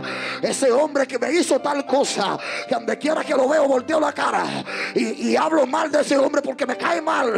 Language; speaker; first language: Spanish; native; Spanish